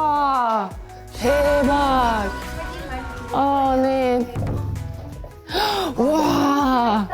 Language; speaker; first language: Korean; non-native, learner; German